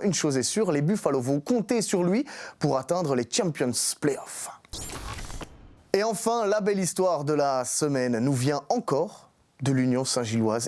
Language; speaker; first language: French; native; French